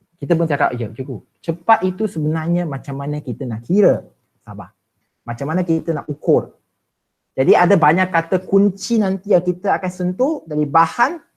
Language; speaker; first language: Malay; non-native, local second language; Chinese